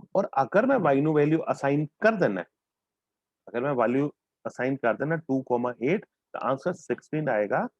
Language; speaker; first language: Hindi; non-native, local second language; Punjabi